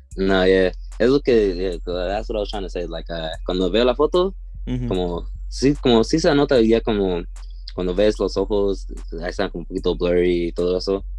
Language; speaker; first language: Spanish; early bilingual, heritage; Spanish